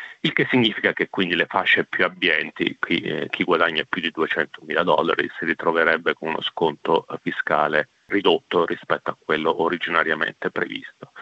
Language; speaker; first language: Italian; native; Italian